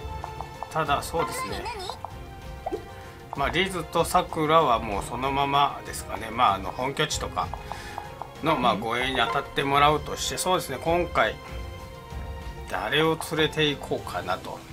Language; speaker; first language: Japanese; native; Japanese